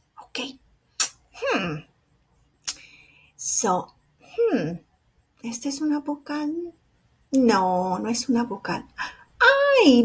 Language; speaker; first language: Spanish; early bilingual, heritage; Spanish